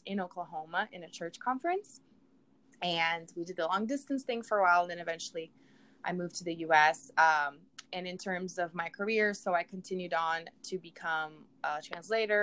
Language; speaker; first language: English; non-native, fluent; Portuguese